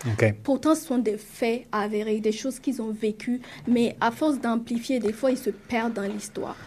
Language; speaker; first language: French; non-native, local second language; Mossi